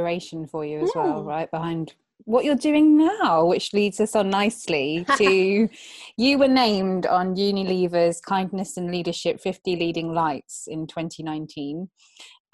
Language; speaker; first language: English; native; English